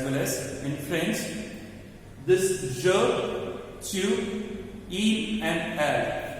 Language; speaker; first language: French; non-native, fluent; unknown